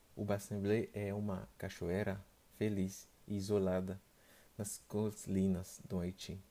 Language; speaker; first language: Portuguese; non-native, fluent; Haitian Creole